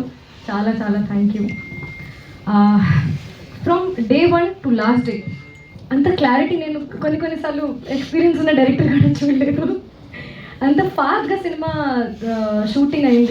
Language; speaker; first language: Telugu; non-native, local second language; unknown